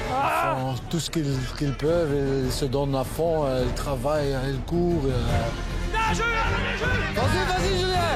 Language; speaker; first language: French; non-native, local second language; Dutch